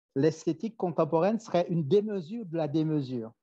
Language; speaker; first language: French; native; French